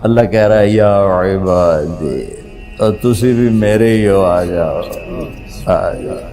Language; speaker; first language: Urdu; non-native, local second language; Punjabi